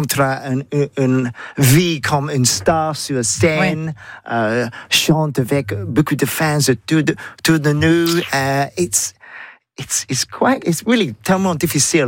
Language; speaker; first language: French; non-native, learner; English